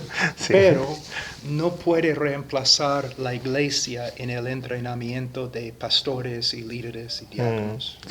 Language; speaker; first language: Spanish; non-native, fluent; English